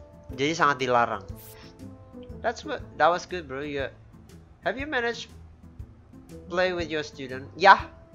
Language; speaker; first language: English; non-native, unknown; Indonesian